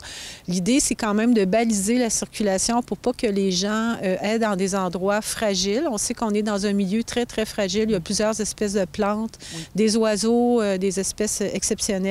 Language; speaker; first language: French; native; French